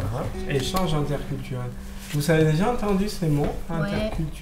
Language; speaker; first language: French; non-native, fluent; Spanish